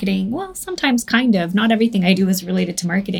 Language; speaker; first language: English; native; English